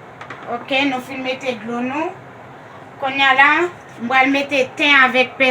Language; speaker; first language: French; non-native, learner; Haitian Creole